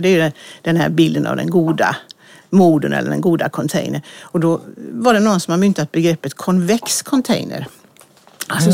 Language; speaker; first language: Swedish; native; Swedish